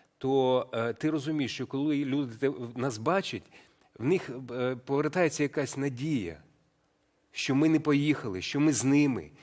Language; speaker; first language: Ukrainian; native; Ukrainian